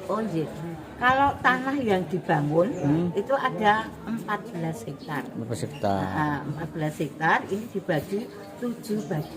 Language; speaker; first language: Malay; non-native, local second language; Javanese